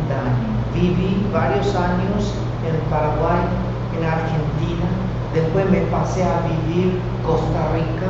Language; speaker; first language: Spanish; non-native, fluent; Korean